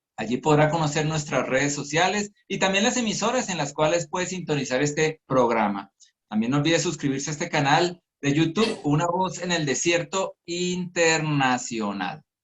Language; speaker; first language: Spanish; native; Spanish